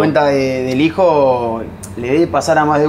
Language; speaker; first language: Spanish; native; Spanish